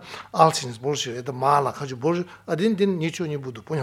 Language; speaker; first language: Russian; non-native, learner; Tibetan